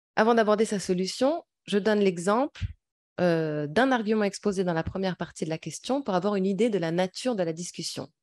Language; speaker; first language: French; native; French